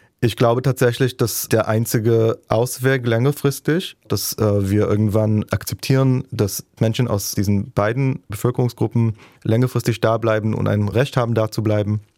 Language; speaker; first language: German; non-native, fluent; Hebrew